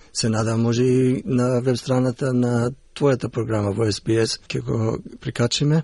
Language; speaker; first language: Macedonian; early bilingual, heritage; Macedonian